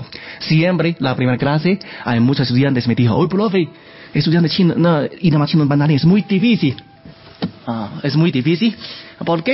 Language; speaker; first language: Spanish; non-native, learner; Chinese